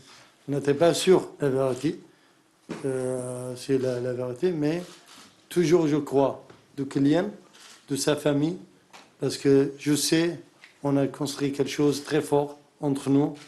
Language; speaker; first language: French; non-native, learner; Arabic